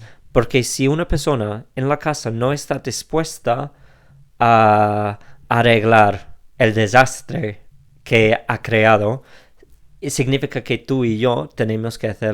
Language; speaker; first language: Spanish; non-native, fluent; English